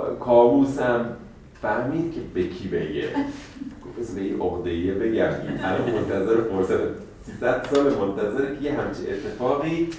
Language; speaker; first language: Persian; native; Persian